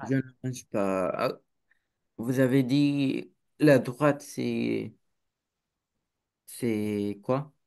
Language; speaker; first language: French; non-native, learner; Romanian